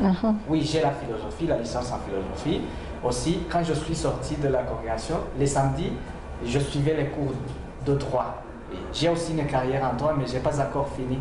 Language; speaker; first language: French; non-native, local second language; Rundi